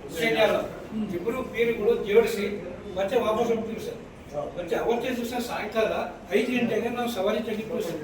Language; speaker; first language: Kannada; non-native, local second language; Urdu